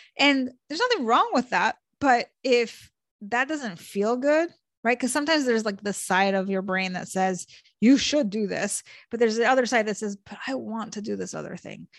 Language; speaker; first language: English; early bilingual, other home language; Hebrew